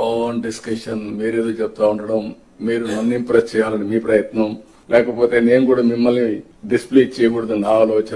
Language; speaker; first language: Telugu; native; Telugu